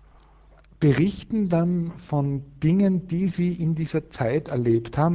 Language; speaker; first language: German; native; German